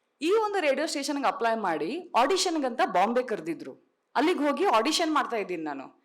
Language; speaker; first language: Kannada; non-native, local second language; Tulu